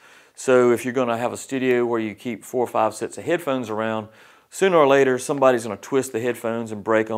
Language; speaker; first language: English; native; English